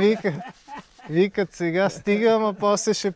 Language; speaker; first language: Bulgarian; native; Bulgarian